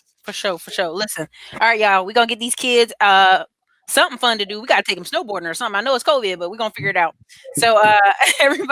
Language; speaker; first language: English; native; English